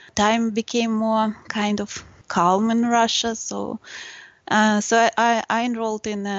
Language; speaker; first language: English; non-native, fluent; Russian